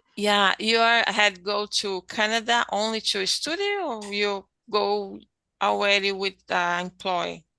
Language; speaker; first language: English; non-native, learner; Portuguese